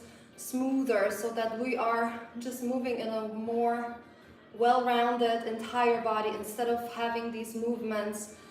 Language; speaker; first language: English; non-native, fluent; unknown